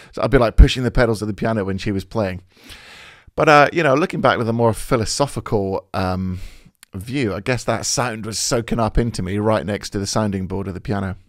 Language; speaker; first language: English; native; English